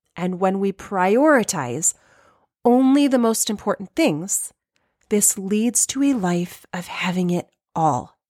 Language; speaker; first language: English; native; English